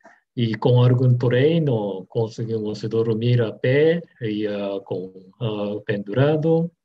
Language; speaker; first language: Portuguese; non-native, learner; Japanese